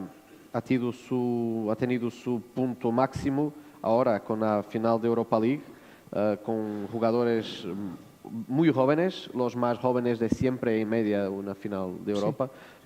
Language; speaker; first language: Spanish; non-native, fluent; Portuguese